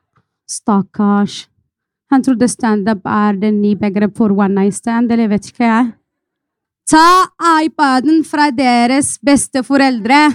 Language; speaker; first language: Norwegian; non-native, fluent; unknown